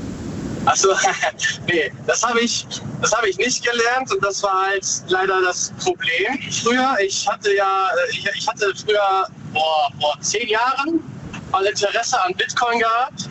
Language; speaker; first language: German; native; German